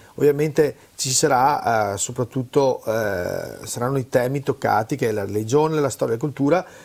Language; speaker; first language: Italian; native; Italian